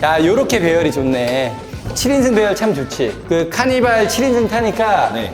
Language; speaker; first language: Korean; native; Korean